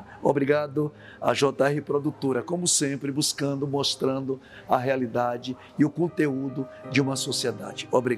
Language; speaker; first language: Portuguese; native; Portuguese